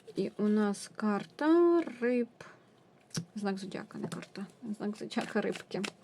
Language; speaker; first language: Ukrainian; non-native, local second language; Russian